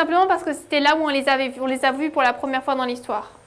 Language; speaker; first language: French; native; French